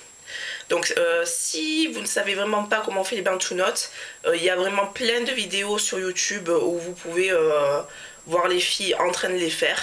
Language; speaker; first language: French; native; French